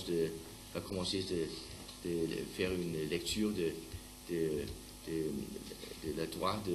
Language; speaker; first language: French; non-native, learner; Danish